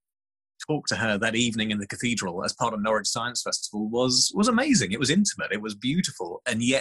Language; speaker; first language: English; native; English